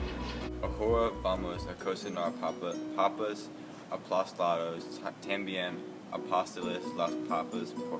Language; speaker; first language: Spanish; non-native, learner; English